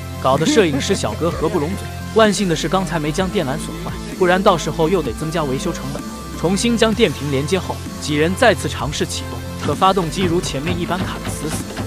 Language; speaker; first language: Chinese; native; Chinese